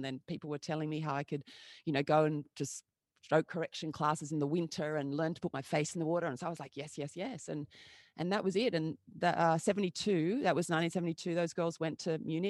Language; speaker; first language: English; native; English